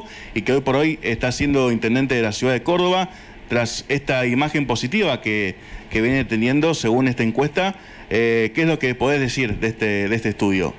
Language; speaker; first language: Spanish; native; Spanish